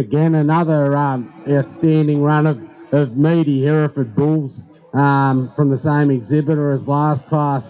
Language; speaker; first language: English; native; English